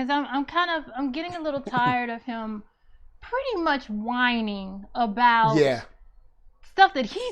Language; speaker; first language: English; native; English